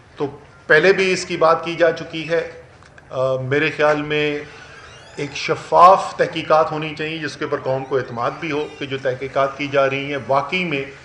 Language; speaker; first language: Urdu; native; Urdu